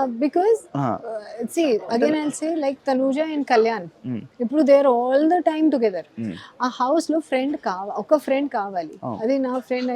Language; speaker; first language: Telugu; non-native, local second language; Hindi